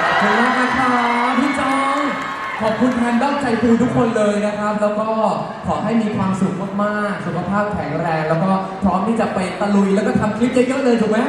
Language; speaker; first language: Thai; native; Thai